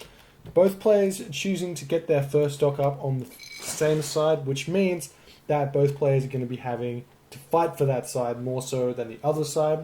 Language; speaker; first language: English; native; English